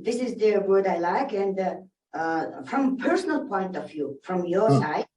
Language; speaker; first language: English; non-native, learner; Mongolian